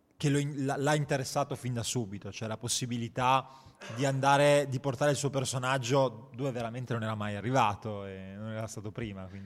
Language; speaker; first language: Italian; native; Italian